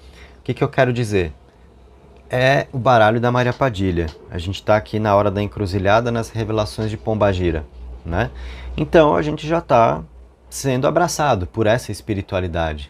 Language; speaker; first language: Portuguese; native; Portuguese